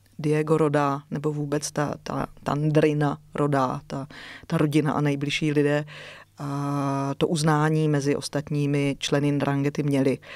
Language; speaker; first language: Czech; native; Czech